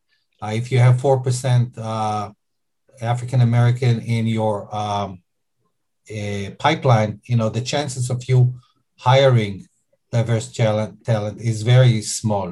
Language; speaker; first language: English; non-native, fluent; Hebrew